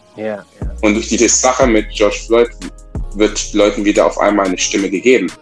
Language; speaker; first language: German; native; German